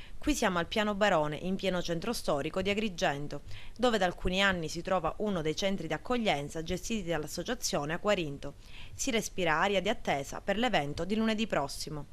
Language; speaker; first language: Italian; native; Italian